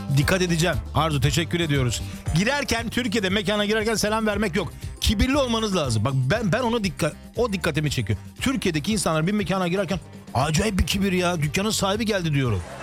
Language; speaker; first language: Turkish; early bilingual, heritage; Turkish